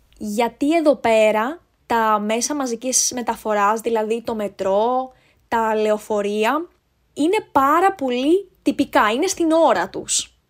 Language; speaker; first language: Greek; native; Greek